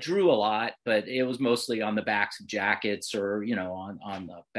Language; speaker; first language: English; native; English